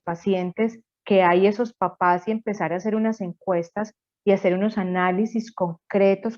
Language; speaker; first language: Spanish; native; Spanish